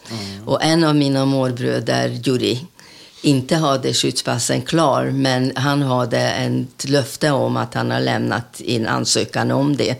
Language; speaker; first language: Swedish; non-native, fluent; Hungarian